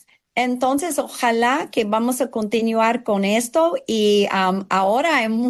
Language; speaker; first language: Spanish; non-native, fluent; English